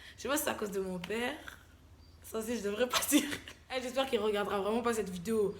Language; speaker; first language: French; early bilingual, other home language; Lingala